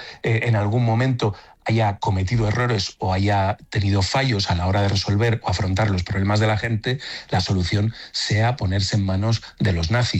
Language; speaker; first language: Spanish; native; Spanish